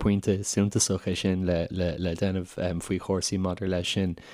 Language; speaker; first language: Irish; native; Irish